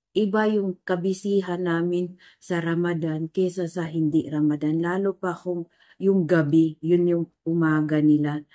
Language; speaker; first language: Filipino; non-native, local second language; Maguindanaon